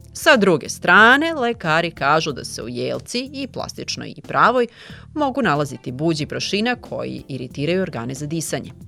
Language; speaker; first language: Serbian; native; Serbian